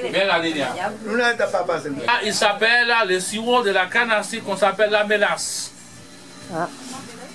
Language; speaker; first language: French; non-native, fluent; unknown